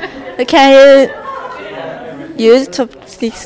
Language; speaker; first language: English; non-native, learner; Japanese